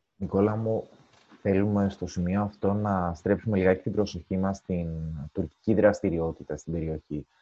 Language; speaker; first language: Greek; native; Greek